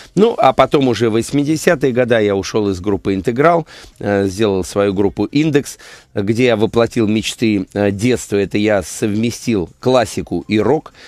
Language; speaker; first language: Russian; native; Russian